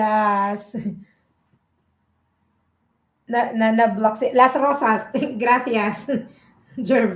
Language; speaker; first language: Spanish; non-native, learner; Filipino